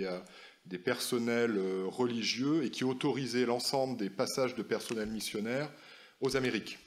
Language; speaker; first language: French; native; French